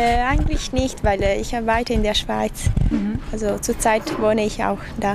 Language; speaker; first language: German; non-native, fluent; Italian